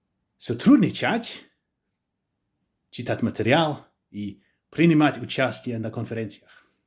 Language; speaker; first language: Russian; non-native, fluent; English